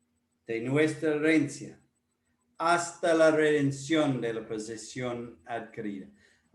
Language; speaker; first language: Spanish; non-native, fluent; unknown